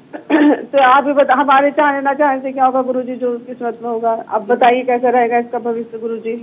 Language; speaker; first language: Hindi; non-native, local second language; Bangla